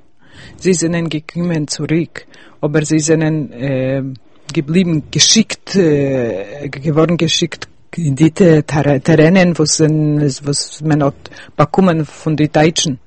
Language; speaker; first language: German; early bilingual, heritage; Yiddish